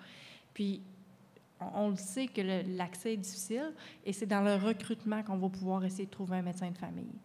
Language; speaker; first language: French; native; French